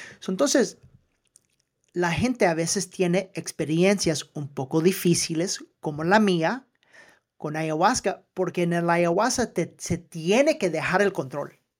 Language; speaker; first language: Spanish; early bilingual, heritage; Spanish